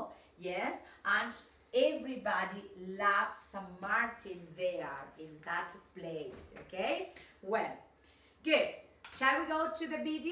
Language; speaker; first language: English; non-native, fluent; Spanish